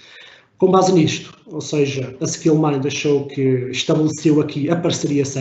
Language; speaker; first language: Portuguese; native; Portuguese